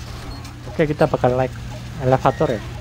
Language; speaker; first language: Indonesian; native; Indonesian